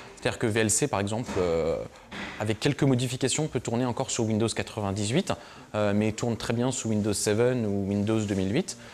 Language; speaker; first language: French; native; French